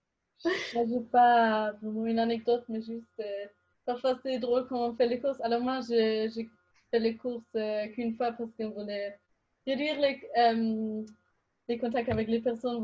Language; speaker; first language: French; non-native, fluent; German